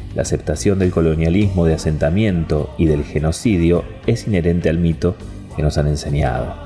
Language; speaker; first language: Spanish; native; Spanish